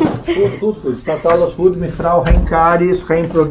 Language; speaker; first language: Dutch; non-native, learner; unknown